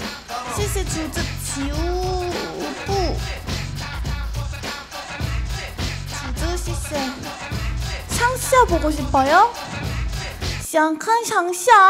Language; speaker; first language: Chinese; non-native, learner; Korean